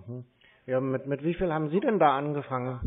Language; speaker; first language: German; native; German